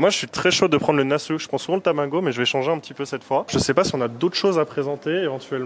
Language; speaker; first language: French; native; French